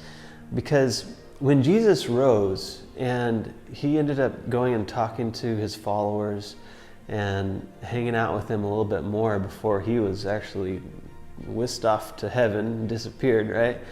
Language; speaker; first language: English; native; English